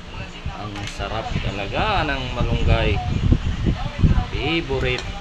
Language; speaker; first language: Filipino; non-native, local second language; Hiligaynon